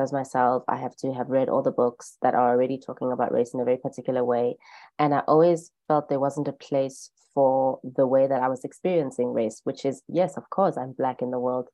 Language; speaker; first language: English; non-native, local second language; Xhosa